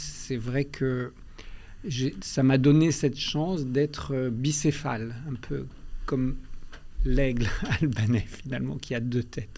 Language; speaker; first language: French; early bilingual, other home language; Albanian